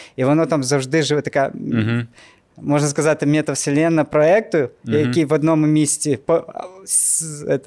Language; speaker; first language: Ukrainian; non-native, local second language; Russian